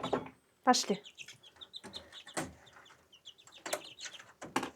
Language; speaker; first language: Russian; native; Russian